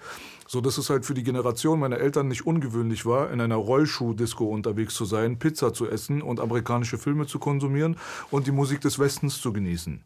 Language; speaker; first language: German; early bilingual, other home language; Persian